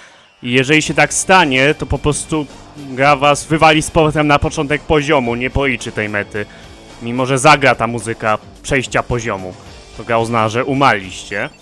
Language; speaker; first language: Polish; native; Polish